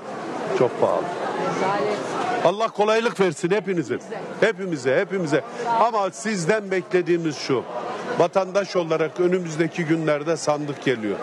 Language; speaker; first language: Turkish; native; Turkish